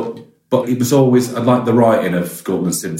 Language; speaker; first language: English; native; English